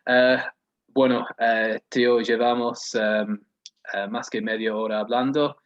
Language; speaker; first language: Spanish; non-native, fluent; English